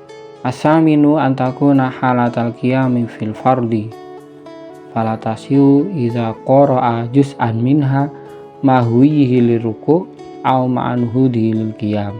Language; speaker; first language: Arabic; non-native, fluent; Indonesian